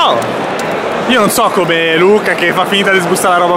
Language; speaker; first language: Italian; native; Italian